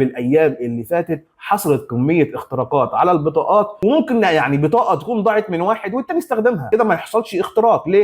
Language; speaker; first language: Arabic; native; Arabic